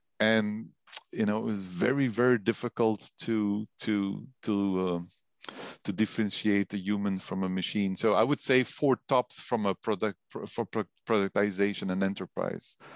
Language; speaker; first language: English; non-native, fluent; Dutch